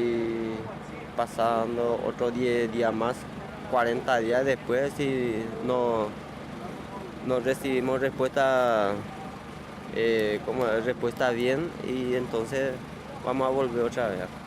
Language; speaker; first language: Spanish; non-native, local second language; Guarani